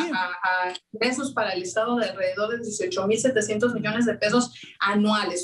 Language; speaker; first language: Spanish; native; Spanish